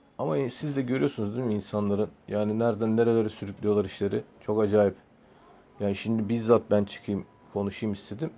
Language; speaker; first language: Turkish; early bilingual, heritage; Turkish